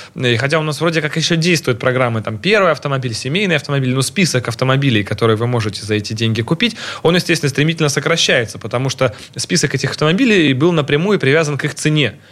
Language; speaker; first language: Russian; native; Russian